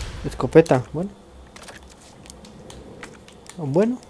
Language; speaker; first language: Spanish; native; Spanish